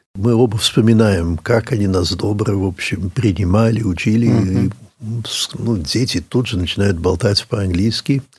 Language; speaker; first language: Russian; early bilingual, heritage; English